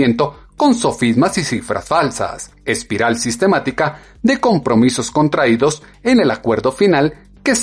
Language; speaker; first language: Spanish; native; Spanish